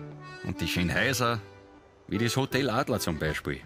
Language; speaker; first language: German; native; German